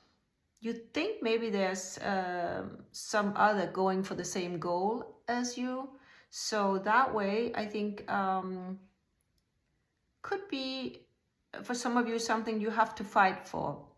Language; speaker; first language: English; non-native, fluent; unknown